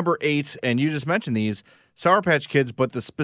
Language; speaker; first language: English; native; English